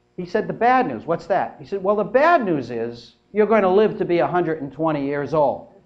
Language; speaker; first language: English; native; English